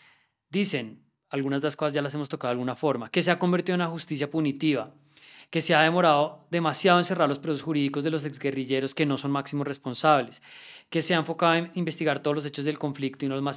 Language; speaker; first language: Spanish; native; Spanish